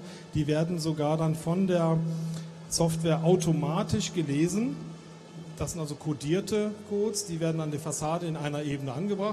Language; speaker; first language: German; native; German